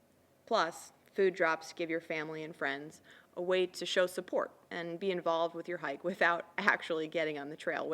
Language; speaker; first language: English; native; English